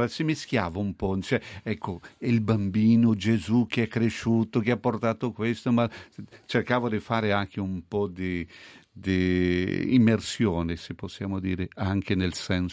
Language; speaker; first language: Italian; non-native, fluent; Portuguese